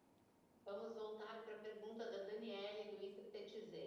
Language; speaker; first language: Portuguese; native; Portuguese